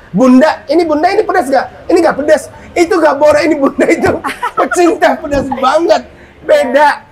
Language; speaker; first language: Indonesian; non-native, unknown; Japanese